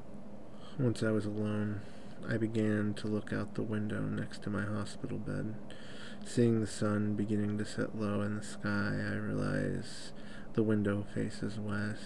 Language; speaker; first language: English; native; English